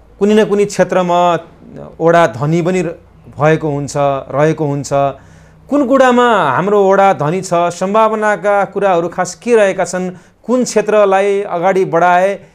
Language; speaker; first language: Nepali; native; Nepali